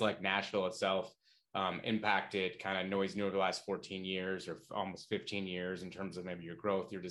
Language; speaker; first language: English; native; English